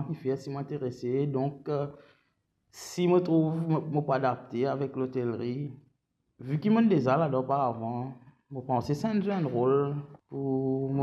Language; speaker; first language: French; non-native, local second language; Morisyen